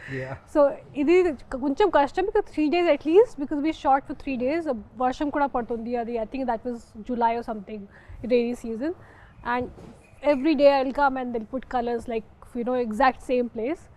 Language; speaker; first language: Telugu; non-native, local second language; Hindi